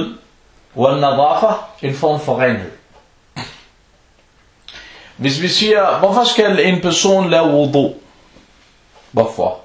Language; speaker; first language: Danish; non-native, fluent; Arabic